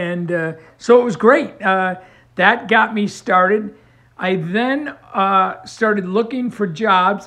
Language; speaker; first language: English; native; English